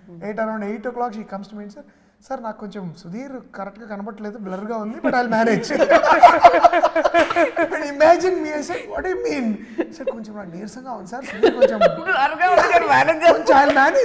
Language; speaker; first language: Telugu; native; Telugu